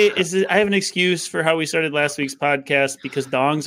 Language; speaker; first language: English; native; English